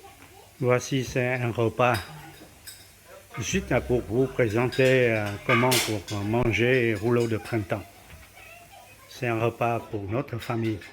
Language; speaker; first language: French; non-native, fluent; Vietnamese